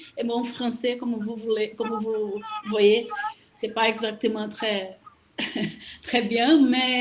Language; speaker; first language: French; non-native, fluent; Portuguese